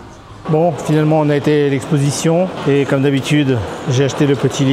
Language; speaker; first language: French; native; French